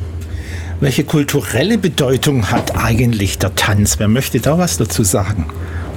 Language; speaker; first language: German; native; German